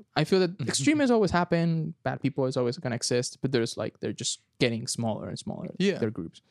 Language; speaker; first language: English; non-native, fluent; Spanish